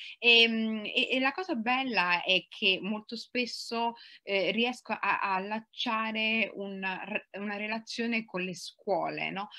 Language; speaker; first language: Italian; early bilingual, other home language; Somali